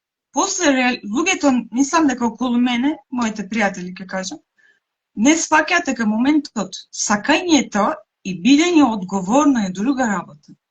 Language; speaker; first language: Macedonian; non-native, local second language; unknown